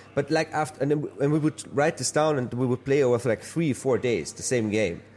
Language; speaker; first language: English; non-native, fluent; German